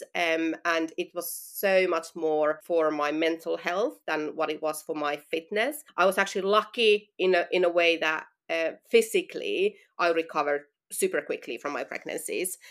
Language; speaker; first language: English; non-native, fluent; Finnish